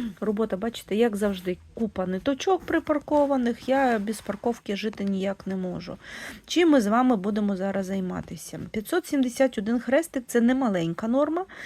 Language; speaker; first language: Ukrainian; non-native, local second language; Russian